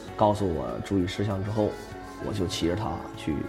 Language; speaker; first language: Chinese; native; Chinese